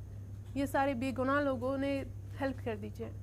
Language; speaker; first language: Hindi; non-native, learner; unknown